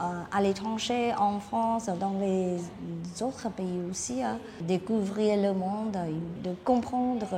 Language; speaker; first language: French; non-native, fluent; Vietnamese